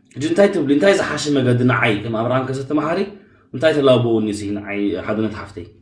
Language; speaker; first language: Tigrinya; early bilingual, heritage; Tigrinya